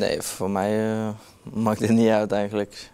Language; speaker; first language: Dutch; non-native, learner; Norwegian